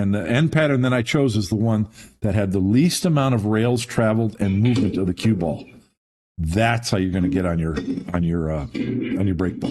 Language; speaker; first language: English; native; English